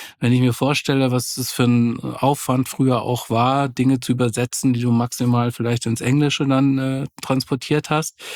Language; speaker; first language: German; native; German